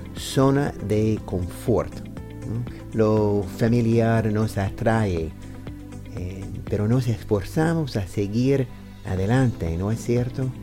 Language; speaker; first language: Spanish; non-native, fluent; English